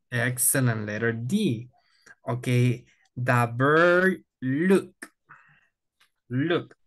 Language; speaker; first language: English; non-native, fluent; Spanish